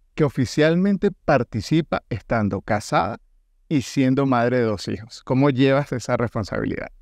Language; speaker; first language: Spanish; native; Spanish